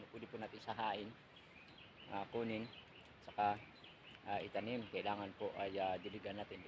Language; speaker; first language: Filipino; non-native, local second language; Hiligaynon